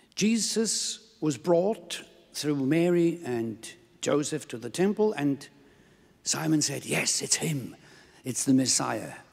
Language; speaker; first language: English; non-native, fluent; Swiss German